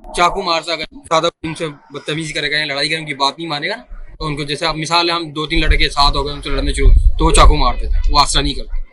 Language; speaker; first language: Urdu; non-native, local second language; Punjabi